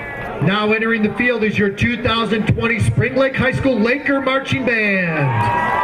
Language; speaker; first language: English; native; English